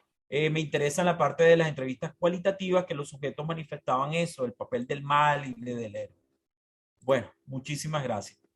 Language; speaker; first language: Spanish; native; Spanish